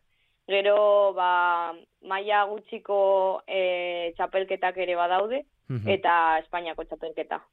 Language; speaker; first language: Basque; non-native, local second language; Spanish